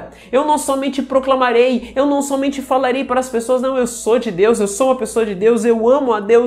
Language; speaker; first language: Portuguese; native; Portuguese